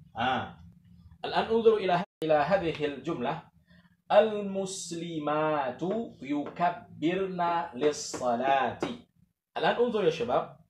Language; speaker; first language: Arabic; non-native, fluent; Indonesian